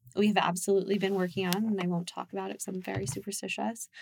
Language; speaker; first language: English; early bilingual, other home language; Japanese